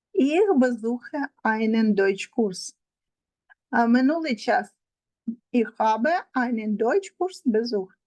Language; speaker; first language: German; non-native, learner; Ukrainian